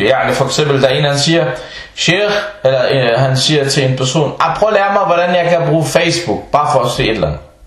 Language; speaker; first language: Danish; non-native, fluent; Arabic